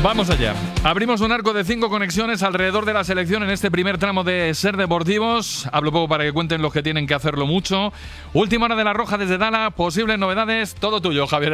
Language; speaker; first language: Spanish; native; Spanish